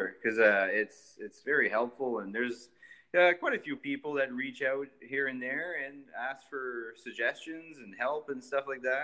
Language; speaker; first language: English; native; English